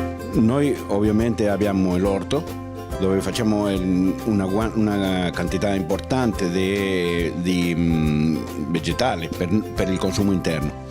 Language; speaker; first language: Italian; non-native, fluent; Spanish